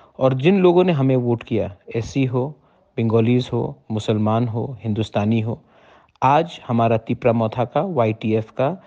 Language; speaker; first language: Hindi; non-native, local second language; Kok Borok